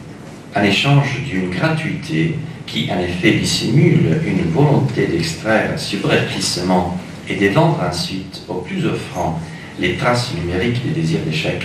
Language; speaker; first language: French; non-native, fluent; Italian